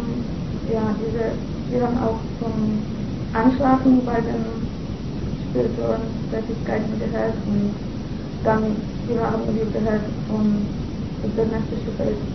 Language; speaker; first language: German; non-native, fluent; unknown